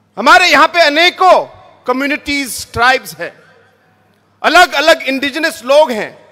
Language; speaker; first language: Hindi; non-native, local second language; Garo